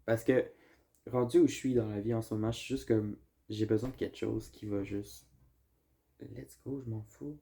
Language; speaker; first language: French; native; French